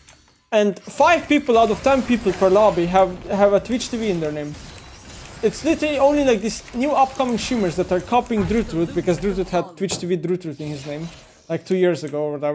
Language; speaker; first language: English; non-native, fluent; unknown